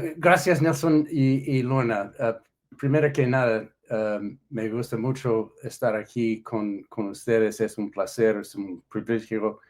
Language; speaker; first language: Spanish; non-native, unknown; English